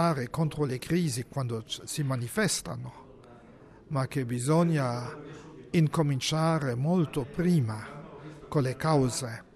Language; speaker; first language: Italian; non-native, fluent; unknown